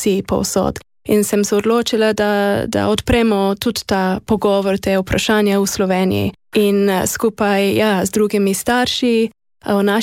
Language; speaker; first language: Slovenian; non-native, fluent; English